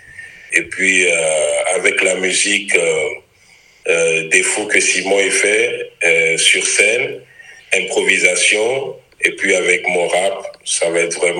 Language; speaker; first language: French; non-native, local second language; Ewe